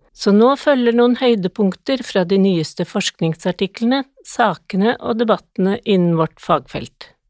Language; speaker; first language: Norwegian; native; Norwegian